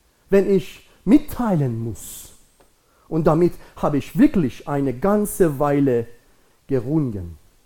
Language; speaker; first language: German; non-native, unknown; Persian